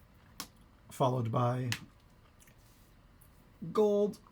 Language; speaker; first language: English; native; English